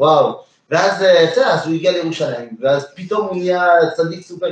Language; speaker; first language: Hebrew; non-native, fluent; French